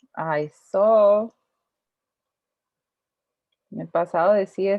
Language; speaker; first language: Spanish; native; Spanish